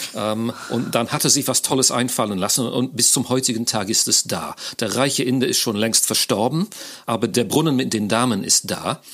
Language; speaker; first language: German; non-native, fluent; English